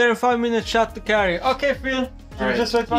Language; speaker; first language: English; non-native, fluent; Slovenian